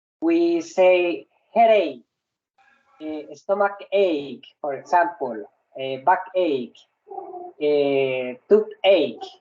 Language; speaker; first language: English; non-native, learner; Spanish